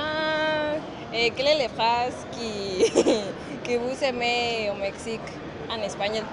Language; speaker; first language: French; non-native, learner; Spanish